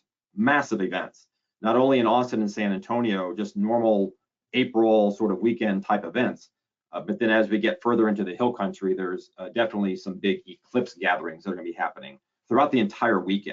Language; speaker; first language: English; native; English